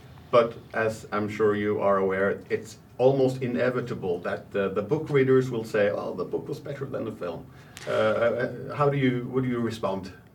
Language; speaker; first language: English; non-native, fluent; Norwegian